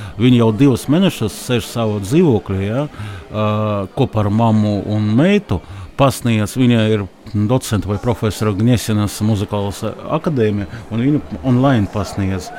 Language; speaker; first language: Latvian; non-native, local second language; Russian